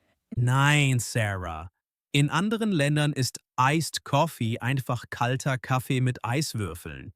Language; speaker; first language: German; non-native, fluent; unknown